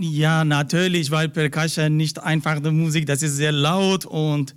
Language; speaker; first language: German; non-native, learner; Persian